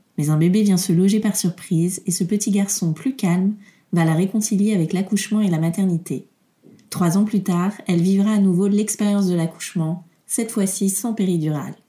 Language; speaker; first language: French; native; French